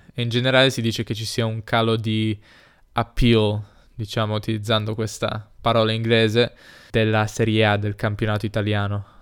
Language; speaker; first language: Italian; native; Italian